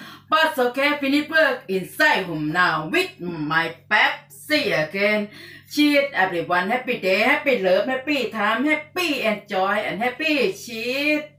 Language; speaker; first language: English; non-native, learner; Thai